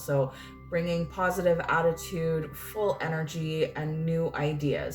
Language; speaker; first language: English; native; English